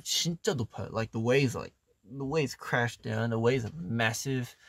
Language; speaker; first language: English; early bilingual, other home language; Korean